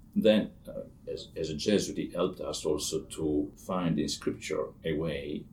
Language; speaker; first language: English; non-native, fluent; Italian